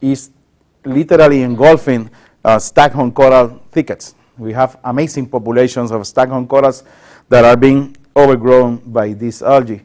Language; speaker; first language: English; non-native, local second language; Spanish